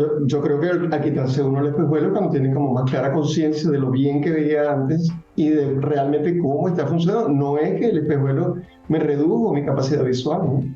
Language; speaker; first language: Spanish; native; Spanish